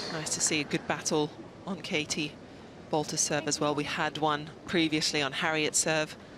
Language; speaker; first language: English; native; English